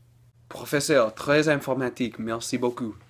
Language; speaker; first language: French; non-native, learner; English